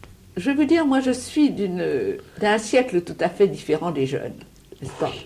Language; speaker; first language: French; native; French